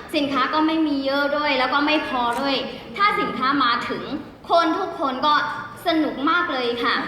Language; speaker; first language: Thai; non-native, fluent; Burmese